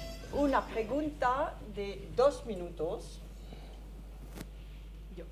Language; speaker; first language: Spanish; non-native, fluent; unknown